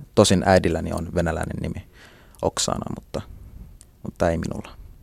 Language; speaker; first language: Finnish; early bilingual, other home language; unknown